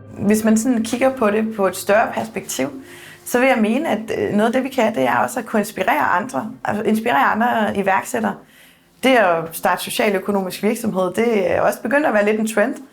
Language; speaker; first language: Danish; native; Danish